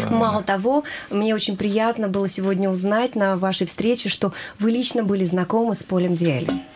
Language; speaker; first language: Russian; native; Russian